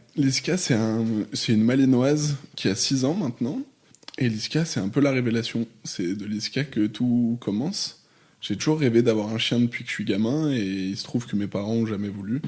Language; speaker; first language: French; native; French